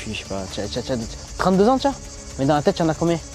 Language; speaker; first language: French; native; French